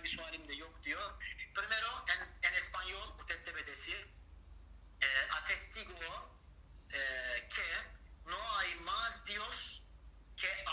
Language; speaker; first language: Spanish; non-native, learner; Turkish